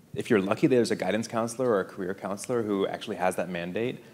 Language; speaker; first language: English; native; English